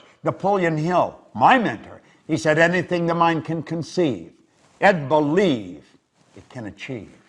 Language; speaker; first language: English; native; English